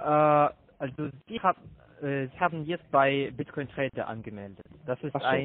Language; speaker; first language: German; non-native, learner; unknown